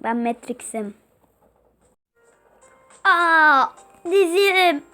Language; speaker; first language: Turkish; native; Turkish